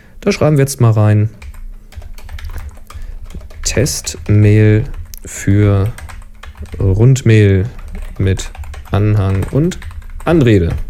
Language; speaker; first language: German; native; German